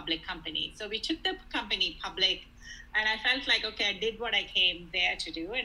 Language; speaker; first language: English; non-native, local second language; Telugu